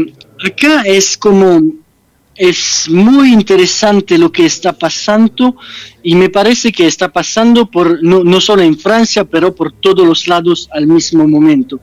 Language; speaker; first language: Spanish; non-native, fluent; French